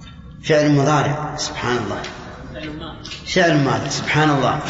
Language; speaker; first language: Arabic; native; Arabic